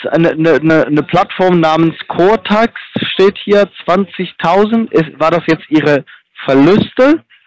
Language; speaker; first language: German; non-native, fluent; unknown